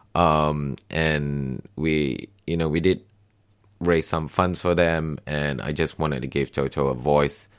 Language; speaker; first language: English; non-native, local second language; Malay